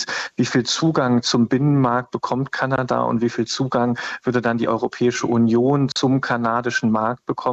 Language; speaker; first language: German; native; German